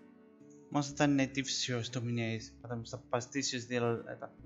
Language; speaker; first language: Russian; non-native, learner; Spanish